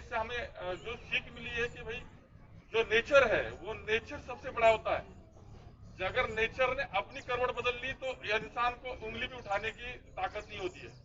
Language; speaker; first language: Hindi; non-native, local second language; Marathi